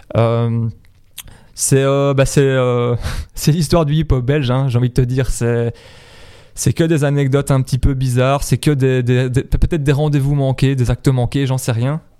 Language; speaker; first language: French; native; French